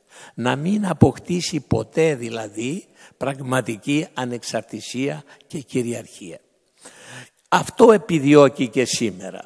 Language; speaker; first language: Greek; native; Greek